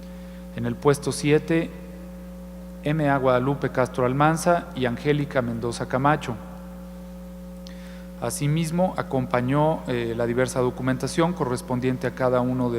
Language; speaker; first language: Spanish; native; Spanish